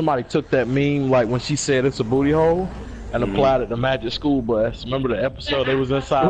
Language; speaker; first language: English; native; English